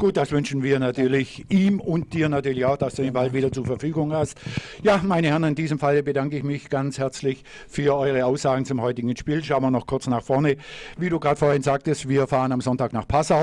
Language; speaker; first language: German; native; German